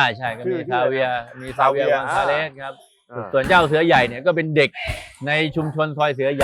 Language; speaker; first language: Thai; native; Thai